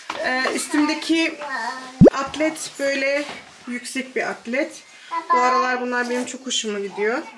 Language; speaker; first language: Turkish; early bilingual, heritage; Turkish